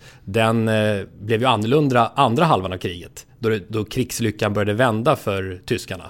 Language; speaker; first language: Swedish; native; Swedish